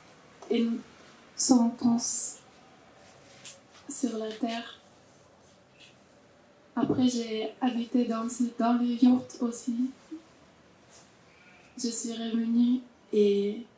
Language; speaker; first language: French; non-native, learner; Russian